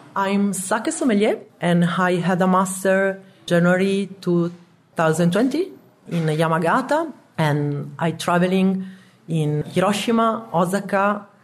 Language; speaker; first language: English; non-native, learner; Italian